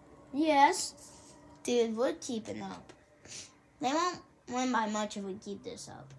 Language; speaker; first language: English; native; English